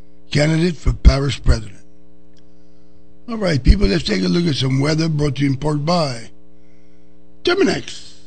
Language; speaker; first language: English; native; English